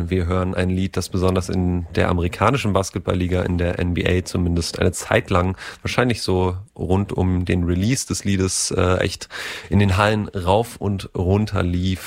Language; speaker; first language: German; native; German